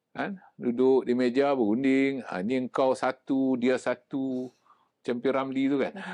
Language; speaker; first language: Malay; native; Malay